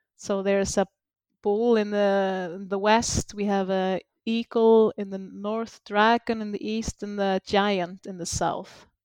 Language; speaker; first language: English; non-native, fluent; Icelandic